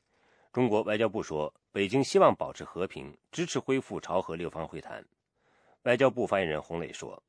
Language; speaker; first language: Chinese; native; Chinese